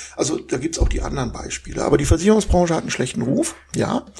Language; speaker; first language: German; native; German